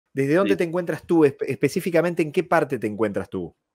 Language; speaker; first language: Spanish; native; Spanish